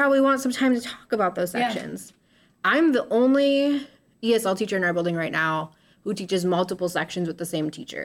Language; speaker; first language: English; native; English